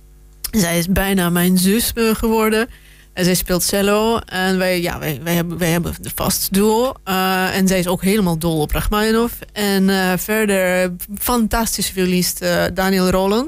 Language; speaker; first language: Dutch; non-native, fluent; Russian